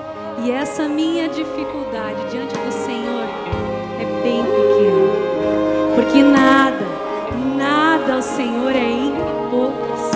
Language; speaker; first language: Portuguese; native; Portuguese